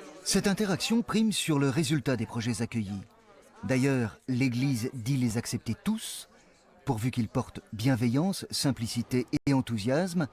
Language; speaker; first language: French; native; French